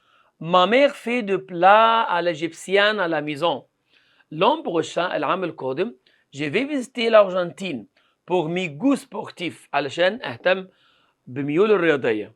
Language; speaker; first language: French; non-native, fluent; Arabic